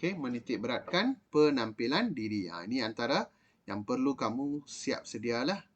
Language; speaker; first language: Malay; non-native, local second language; Tamil